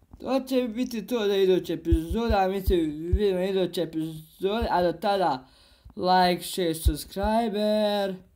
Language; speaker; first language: Bosnian; early bilingual, heritage; Bosnian